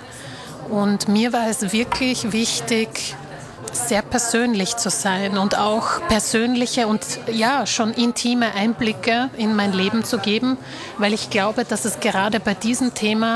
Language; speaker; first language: German; early bilingual, other home language; Slovak